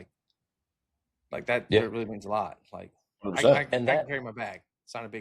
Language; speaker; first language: English; native; English